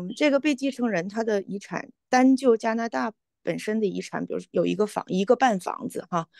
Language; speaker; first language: Chinese; native; Chinese